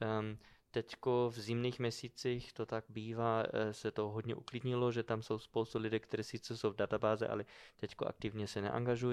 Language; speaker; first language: Czech; non-native, fluent; German